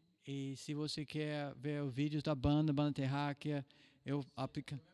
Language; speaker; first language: Portuguese; non-native, fluent; English